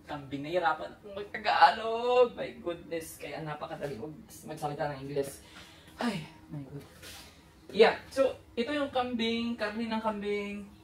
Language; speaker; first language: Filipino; non-native, local second language; Cebuano